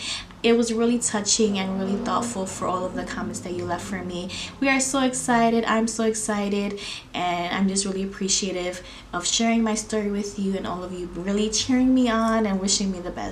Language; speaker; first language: English; native; English